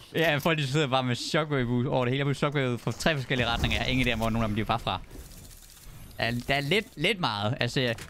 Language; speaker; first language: Danish; native; Danish